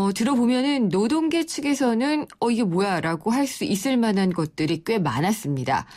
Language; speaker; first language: Korean; native; Korean